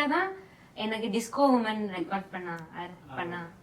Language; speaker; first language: Tamil; early bilingual, heritage; Tamil